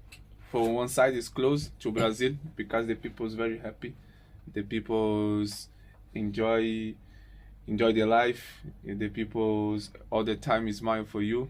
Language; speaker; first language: English; non-native, learner; Portuguese